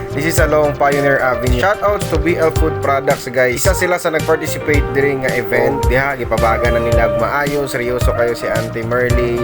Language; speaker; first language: Cebuano; native; Cebuano